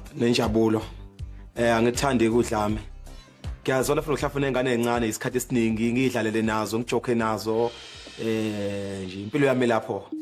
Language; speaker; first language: Zulu; native; Zulu